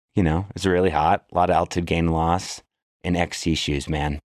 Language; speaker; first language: English; native; English